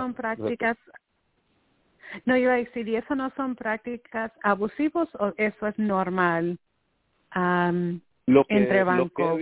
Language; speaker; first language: Spanish; early bilingual, heritage; Spanish